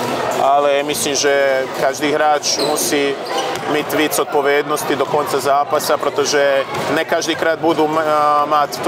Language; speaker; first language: Czech; non-native, learner; Croatian